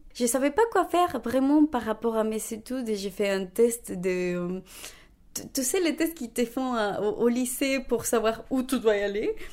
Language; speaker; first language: French; non-native, fluent; Spanish